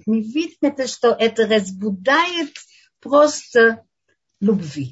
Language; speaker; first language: Russian; non-native, learner; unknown